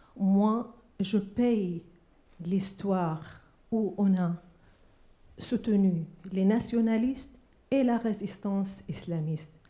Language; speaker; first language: French; non-native, fluent; Arabic